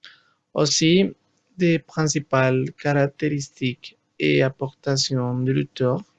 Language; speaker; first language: French; non-native, learner; Spanish